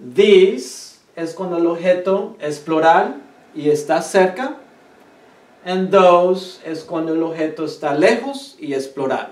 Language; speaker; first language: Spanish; early bilingual, heritage; Spanish